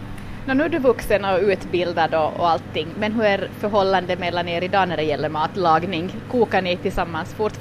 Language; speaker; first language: Swedish; native; Swedish